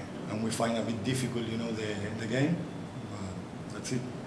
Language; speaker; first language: English; non-native, fluent; Spanish